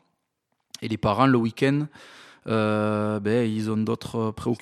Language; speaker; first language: French; native; French